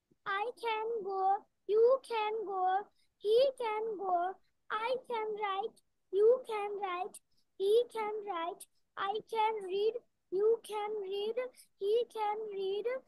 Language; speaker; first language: English; non-native, learner; Bangla